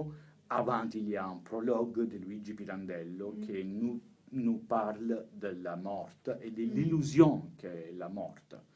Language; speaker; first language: French; non-native, learner; Italian